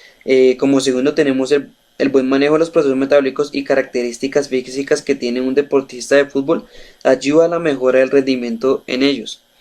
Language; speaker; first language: Spanish; native; Spanish